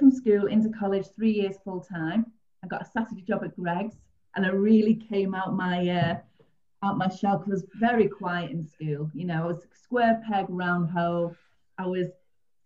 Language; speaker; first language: English; native; English